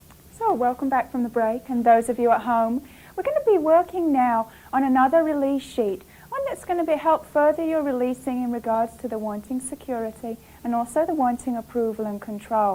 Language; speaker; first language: English; native; English